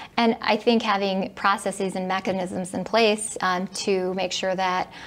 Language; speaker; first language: English; native; English